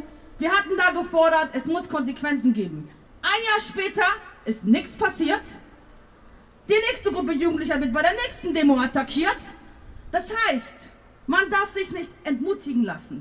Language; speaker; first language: German; native; German